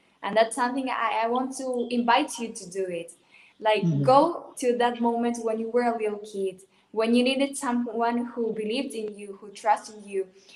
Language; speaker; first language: English; non-native, fluent; Spanish